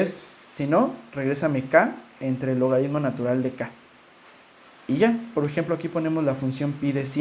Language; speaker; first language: Spanish; native; Spanish